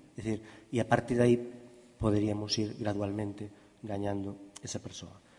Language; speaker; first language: Galician; non-native, local second language; Spanish